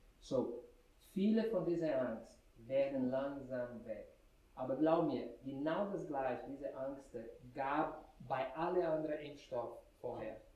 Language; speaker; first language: German; non-native, fluent; Portuguese